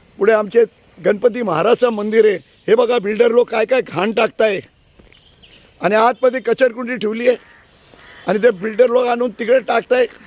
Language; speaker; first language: Marathi; non-native, local second language; Urdu